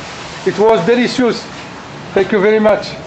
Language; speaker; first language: English; non-native, learner; Berber languages